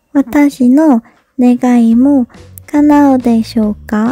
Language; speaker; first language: Japanese; non-native, learner; Korean